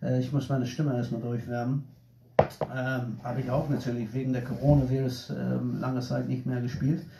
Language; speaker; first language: German; non-native, fluent; English